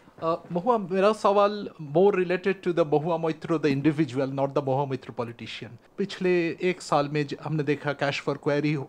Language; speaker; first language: Hindi; native; Hindi